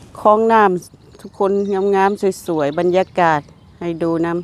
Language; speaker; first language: Thai; non-native, local second language; Lao